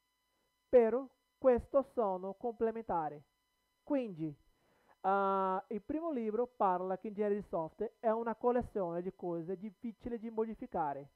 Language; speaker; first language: Italian; non-native, learner; Portuguese